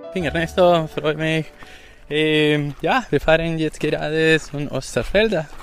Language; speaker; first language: German; non-native, learner; Spanish